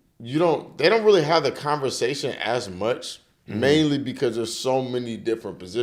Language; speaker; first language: English; native; English